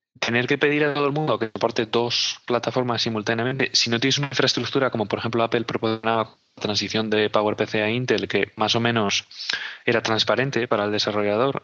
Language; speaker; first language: Spanish; native; Spanish